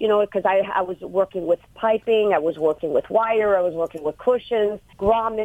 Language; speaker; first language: English; native; English